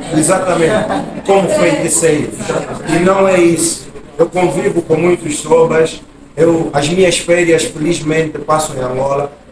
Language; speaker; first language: Portuguese; native; Portuguese